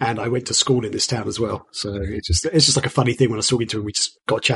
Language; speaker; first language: English; native; English